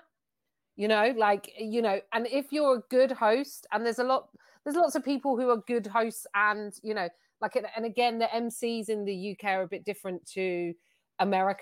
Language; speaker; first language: English; native; English